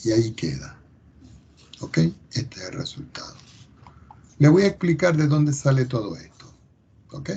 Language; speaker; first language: Spanish; native; Spanish